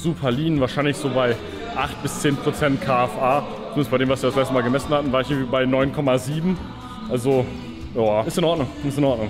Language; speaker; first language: German; native; German